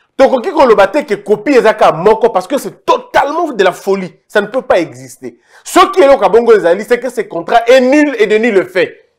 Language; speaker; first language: French; non-native, local second language; Lingala